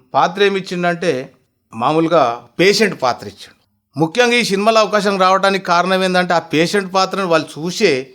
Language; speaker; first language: Telugu; native; Telugu